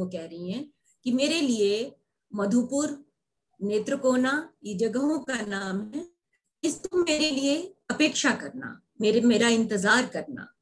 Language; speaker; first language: Hindi; native; Hindi